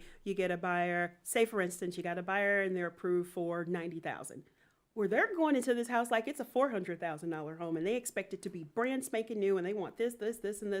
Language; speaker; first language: English; native; English